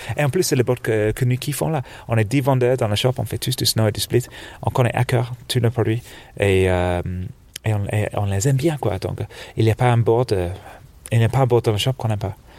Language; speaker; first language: French; non-native, fluent; English